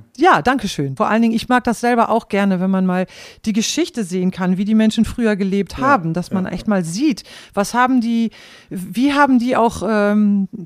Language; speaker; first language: German; native; German